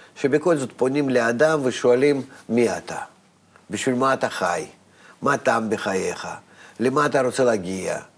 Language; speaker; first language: Hebrew; non-native, fluent; Russian